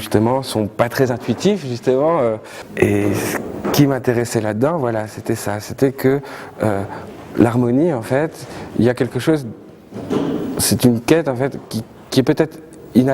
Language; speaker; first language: French; native; French